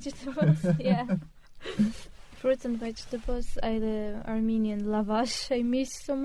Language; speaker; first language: English; non-native, learner; Armenian